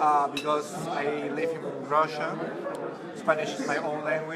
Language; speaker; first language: English; non-native, fluent; Spanish